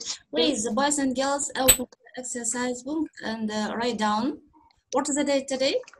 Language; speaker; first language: English; non-native, fluent; Kazakh